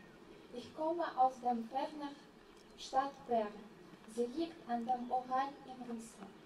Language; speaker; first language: German; non-native, fluent; Russian